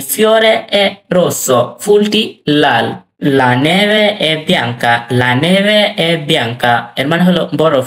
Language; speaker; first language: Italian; non-native, learner; Bangla